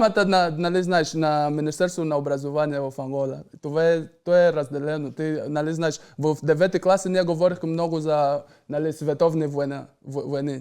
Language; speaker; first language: Bulgarian; non-native, fluent; Portuguese